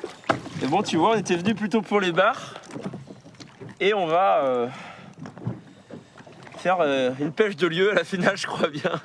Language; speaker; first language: French; native; French